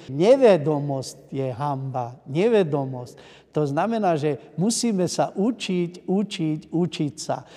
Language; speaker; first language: Slovak; non-native, local second language; Hungarian